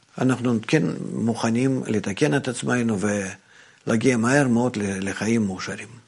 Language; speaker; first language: Hebrew; non-native, fluent; Russian